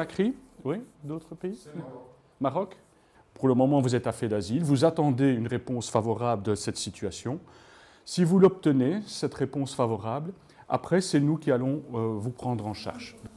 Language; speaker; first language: French; native; French